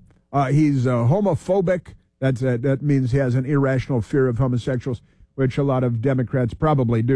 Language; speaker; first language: English; native; English